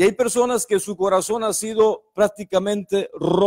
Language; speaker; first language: Spanish; native; Spanish